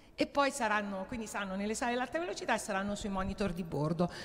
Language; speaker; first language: Italian; native; Italian